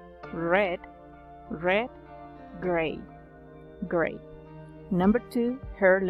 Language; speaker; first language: English; non-native, fluent; Spanish